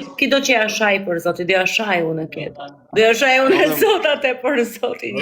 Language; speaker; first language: Albanian; early bilingual, heritage; Albanian